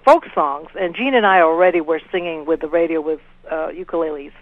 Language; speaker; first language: English; native; English